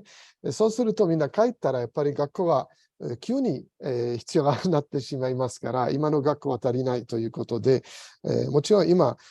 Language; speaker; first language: Japanese; non-native, fluent; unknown